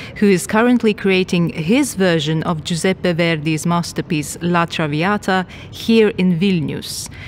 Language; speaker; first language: English; non-native, fluent; Lithuanian